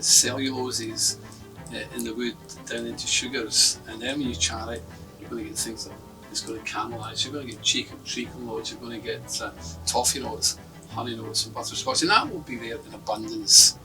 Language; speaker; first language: English; native; English